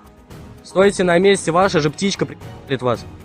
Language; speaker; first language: Russian; native; Russian